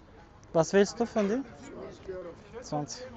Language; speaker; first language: German; non-native, learner; Bulgarian